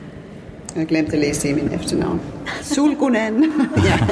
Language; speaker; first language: Danish; non-native, fluent; Finnish